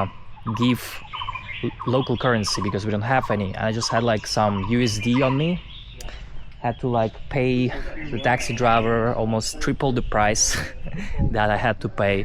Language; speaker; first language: English; non-native, fluent; Russian